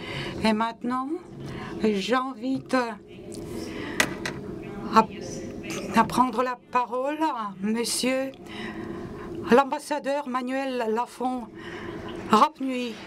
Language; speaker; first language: French; non-native, local second language; Latvian